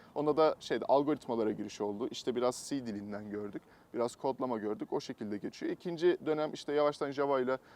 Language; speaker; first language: Turkish; native; Turkish